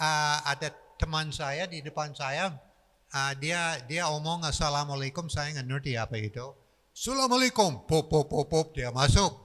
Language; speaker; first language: Indonesian; non-native, fluent; English